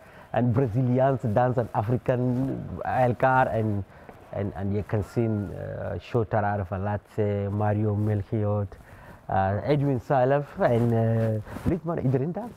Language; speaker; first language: Dutch; non-native, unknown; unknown